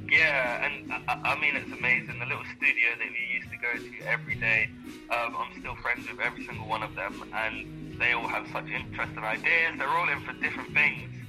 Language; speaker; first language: English; native; English